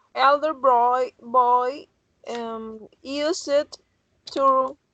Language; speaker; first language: English; non-native, learner; Spanish